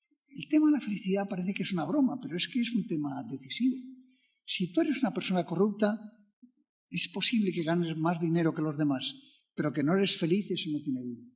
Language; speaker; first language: Spanish; native; Spanish